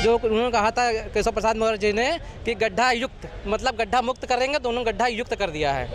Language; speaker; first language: Hindi; native; Hindi